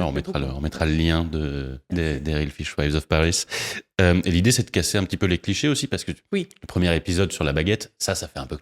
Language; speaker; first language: French; native; French